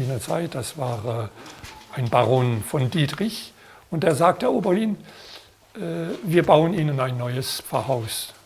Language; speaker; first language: German; non-native, fluent; French